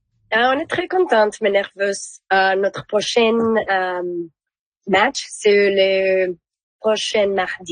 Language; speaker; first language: French; non-native, learner; Spanish